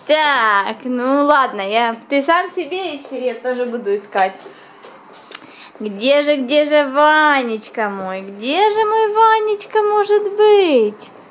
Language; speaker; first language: Russian; native; Russian